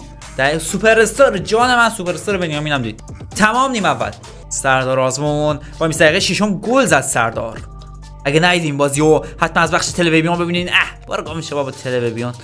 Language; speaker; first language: Persian; native; Persian